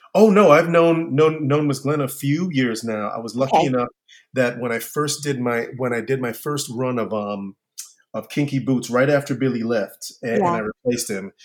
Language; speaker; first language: English; native; English